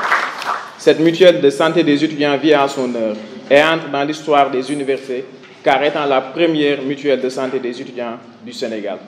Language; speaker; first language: French; non-native, local second language; Wolof